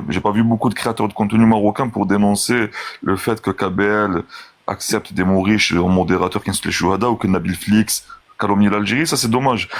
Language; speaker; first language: French; early bilingual, other home language; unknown